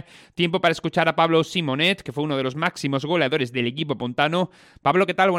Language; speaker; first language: Spanish; native; Spanish